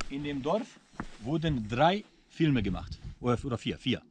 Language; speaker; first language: German; non-native, fluent; Bosnian